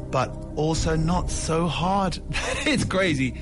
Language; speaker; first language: English; early bilingual, other home language; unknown